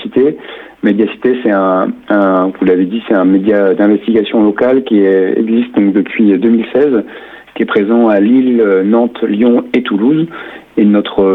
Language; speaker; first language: French; native; French